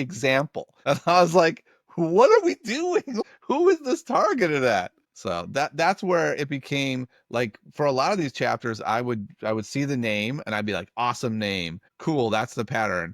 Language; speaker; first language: English; native; English